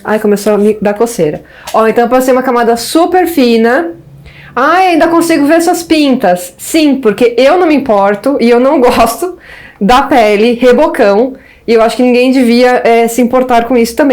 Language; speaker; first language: Portuguese; native; Portuguese